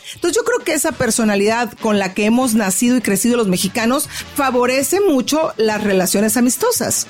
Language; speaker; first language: Spanish; native; Spanish